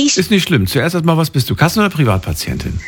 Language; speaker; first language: German; native; German